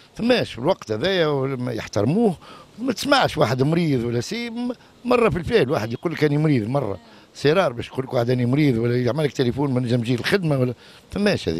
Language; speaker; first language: Arabic; native; Arabic